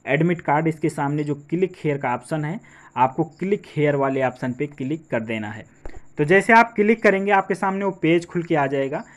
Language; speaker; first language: Hindi; native; Hindi